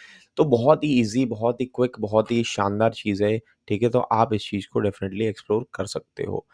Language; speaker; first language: Hindi; native; Hindi